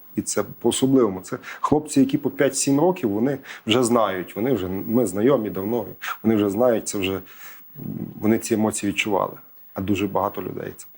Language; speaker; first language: Ukrainian; native; Ukrainian